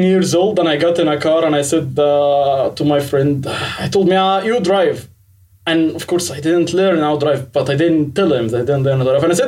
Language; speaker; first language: English; non-native, fluent; Arabic